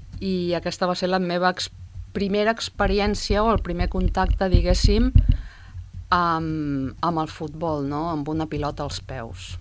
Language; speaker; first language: Catalan; native; Catalan